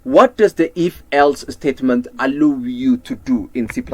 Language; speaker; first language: English; non-native, local second language; Amharic